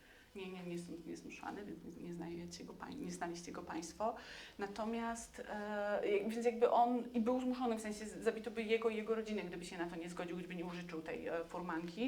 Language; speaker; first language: Polish; native; Polish